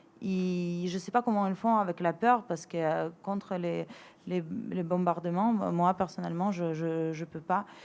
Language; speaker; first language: French; non-native, fluent; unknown